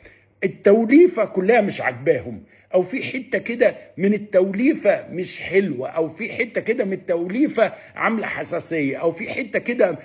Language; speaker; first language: Arabic; native; Arabic